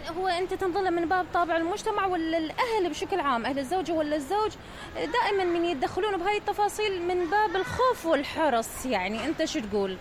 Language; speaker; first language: Arabic; native; Arabic